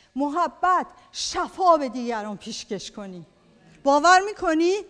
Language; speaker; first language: Persian; native; Persian